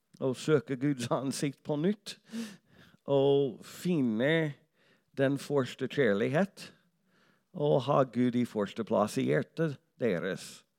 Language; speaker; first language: Norwegian; non-native, fluent; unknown